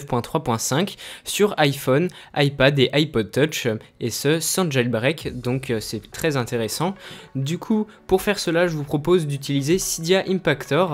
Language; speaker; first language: French; native; French